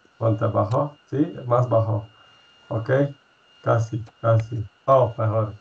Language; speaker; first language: Spanish; non-native, fluent; Polish